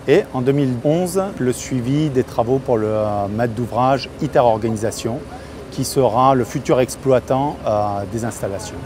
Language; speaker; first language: French; native; French